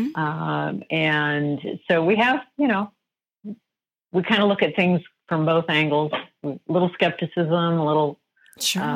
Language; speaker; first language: English; native; English